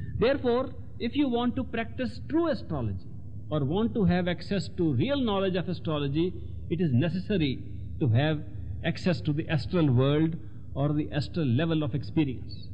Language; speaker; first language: English; non-native, local second language; Hindi